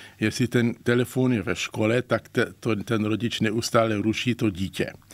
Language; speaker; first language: Czech; native; Czech